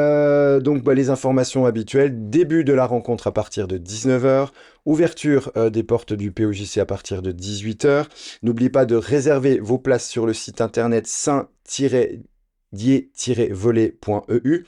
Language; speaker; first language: French; native; French